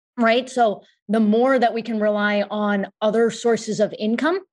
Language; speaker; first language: English; native; English